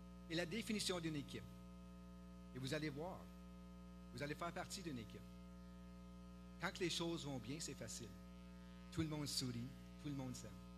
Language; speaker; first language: French; native; French